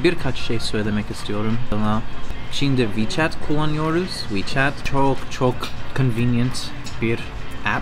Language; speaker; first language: Turkish; non-native, learner; English